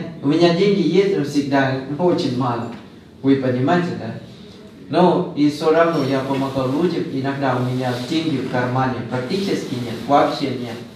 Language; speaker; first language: Russian; non-native, fluent; Thai